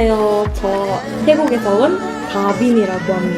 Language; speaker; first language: Korean; non-native, learner; Thai